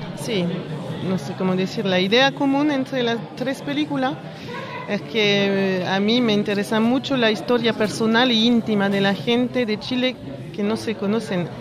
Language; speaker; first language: Spanish; early bilingual, heritage; French